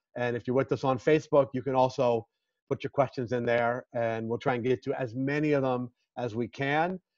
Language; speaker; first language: English; native; English